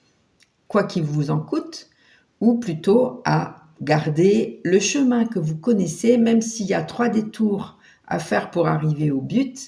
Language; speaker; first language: French; native; French